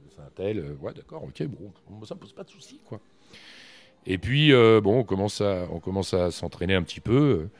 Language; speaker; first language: French; native; French